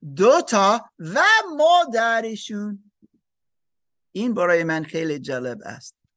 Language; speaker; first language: Persian; non-native, learner; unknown